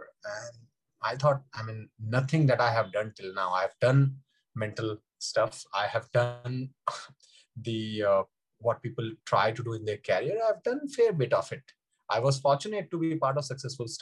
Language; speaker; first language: English; non-native, local second language; Hindi